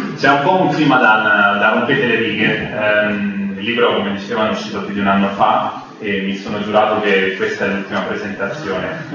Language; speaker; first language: Italian; native; Italian